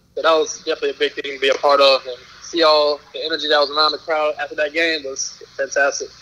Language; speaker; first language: English; native; English